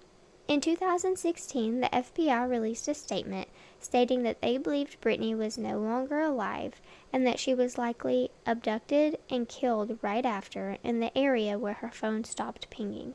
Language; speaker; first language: English; native; English